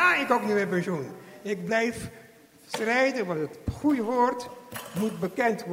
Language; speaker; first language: Dutch; non-native, fluent; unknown